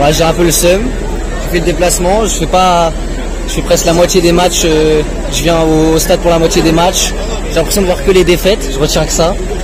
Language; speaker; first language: French; native; French